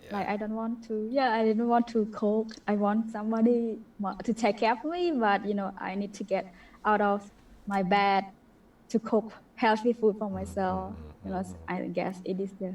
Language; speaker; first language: English; non-native, learner; Khmer